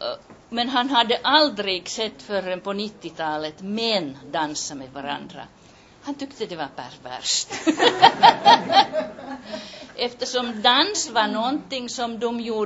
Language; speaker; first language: Swedish; non-native, local second language; Finnish